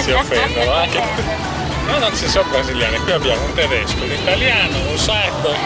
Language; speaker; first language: Italian; native; Italian